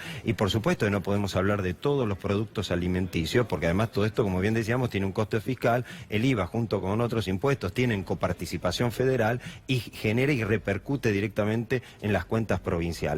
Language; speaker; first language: Spanish; native; Spanish